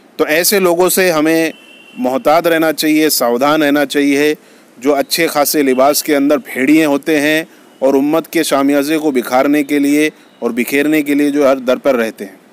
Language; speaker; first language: Urdu; native; Urdu